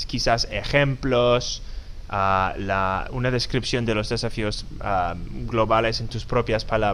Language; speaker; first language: Spanish; non-native, fluent; English